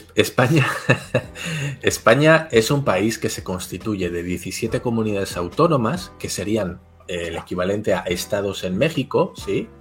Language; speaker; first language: Spanish; native; Spanish